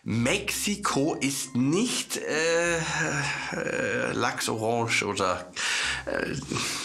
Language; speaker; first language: German; native; German